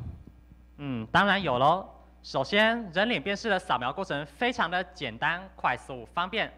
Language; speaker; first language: Chinese; native; Chinese